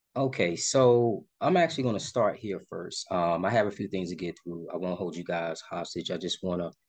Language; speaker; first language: English; native; English